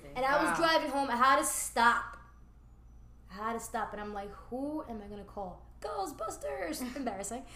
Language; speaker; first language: English; early bilingual, other home language; Spanish